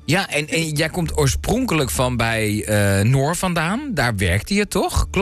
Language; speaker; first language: Dutch; native; Dutch